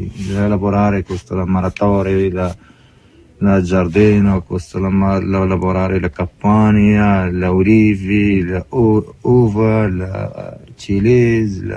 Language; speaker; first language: Italian; non-native, learner; Arabic